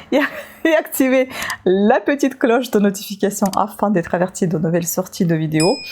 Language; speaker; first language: French; non-native, fluent; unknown